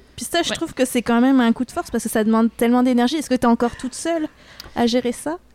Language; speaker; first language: French; native; French